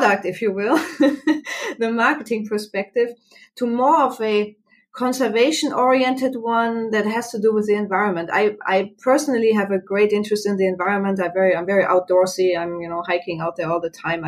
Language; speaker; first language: English; non-native, fluent; German